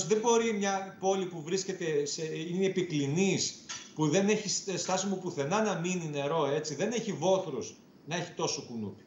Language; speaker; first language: Greek; native; Greek